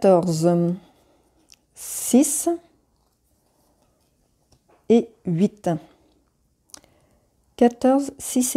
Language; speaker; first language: French; native; French